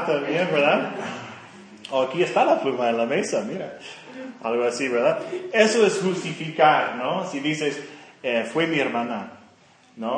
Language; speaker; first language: Spanish; non-native, fluent; English